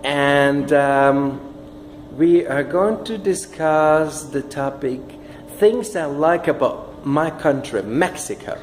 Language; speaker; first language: English; non-native, fluent; Spanish